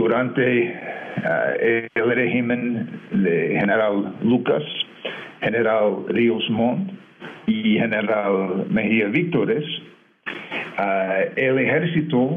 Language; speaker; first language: Spanish; non-native, fluent; English